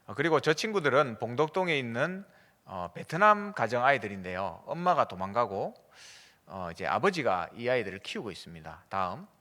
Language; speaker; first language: Korean; native; Korean